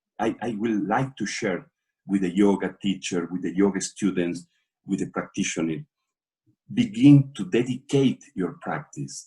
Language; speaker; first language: English; non-native, learner; Portuguese